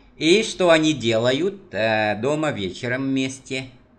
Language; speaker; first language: Russian; non-native, fluent; Vietnamese